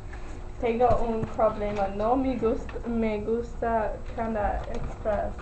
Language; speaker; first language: Spanish; non-native, learner; English